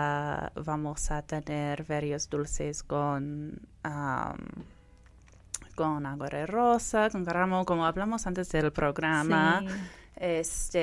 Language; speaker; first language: Spanish; non-native, fluent; English